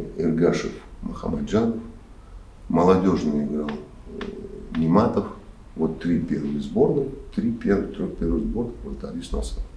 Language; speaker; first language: Russian; native; Russian